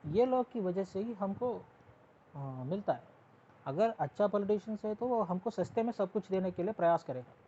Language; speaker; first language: Hindi; non-native, local second language; Telugu